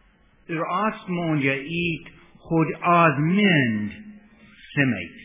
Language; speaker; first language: Hungarian; non-native, fluent; English